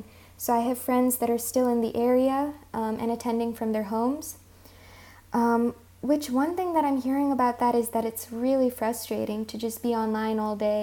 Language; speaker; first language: English; early bilingual, other home language; Hindi